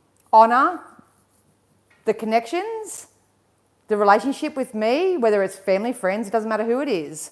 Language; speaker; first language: English; native; English